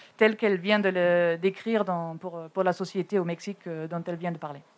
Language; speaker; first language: French; non-native, fluent; German